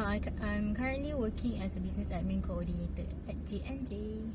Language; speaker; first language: English; non-native, local second language; Malay